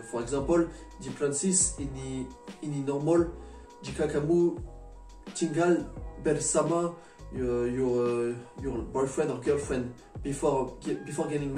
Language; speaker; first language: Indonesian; non-native, learner; French